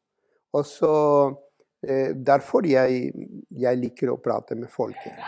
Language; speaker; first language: Norwegian; non-native, fluent; Spanish